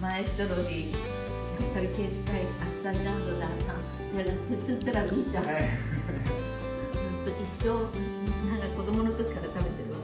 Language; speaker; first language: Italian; non-native, learner; Japanese